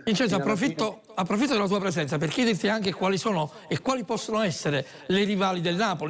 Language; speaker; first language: Italian; native; Italian